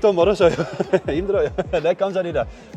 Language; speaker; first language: Korean; non-native, learner; Dutch